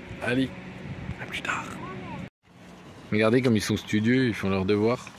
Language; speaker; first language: French; native; French